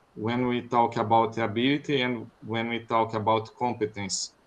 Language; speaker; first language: English; non-native, fluent; Portuguese